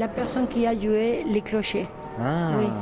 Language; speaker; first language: French; non-native, fluent; Spanish